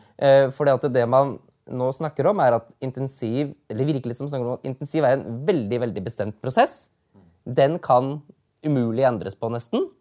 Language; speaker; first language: Norwegian; native; Norwegian